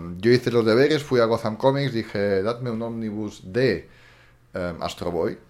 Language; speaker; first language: Spanish; early bilingual, other home language; German